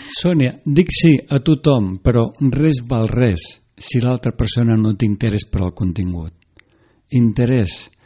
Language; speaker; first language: Catalan; non-native, local second language; Spanish